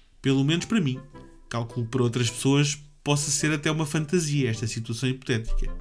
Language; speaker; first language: Portuguese; native; Portuguese